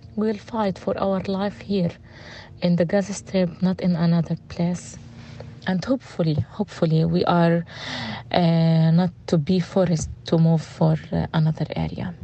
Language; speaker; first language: English; non-native, fluent; Arabic